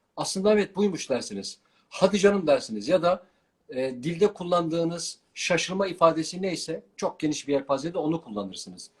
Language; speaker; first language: Turkish; non-native, local second language; Kurdish